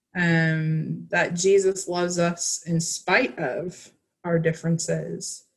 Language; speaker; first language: English; native; English